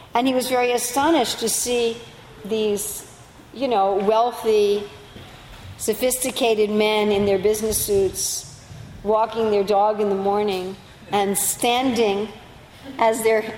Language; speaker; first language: English; native; English